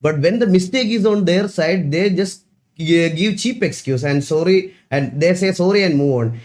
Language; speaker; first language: English; non-native, local second language; Malayalam